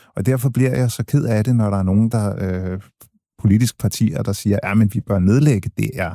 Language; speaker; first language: Danish; early bilingual, other home language; English